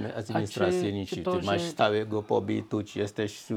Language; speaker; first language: Polish; non-native, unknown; Swahili